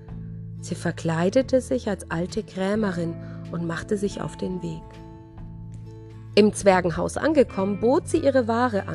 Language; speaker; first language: German; native; German